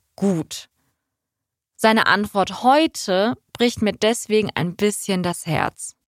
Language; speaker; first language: German; early bilingual, other home language; Persian